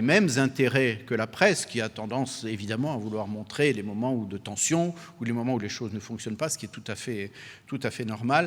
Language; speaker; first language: French; native; French